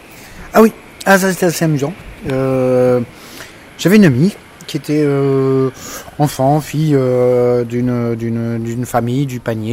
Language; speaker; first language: French; native; French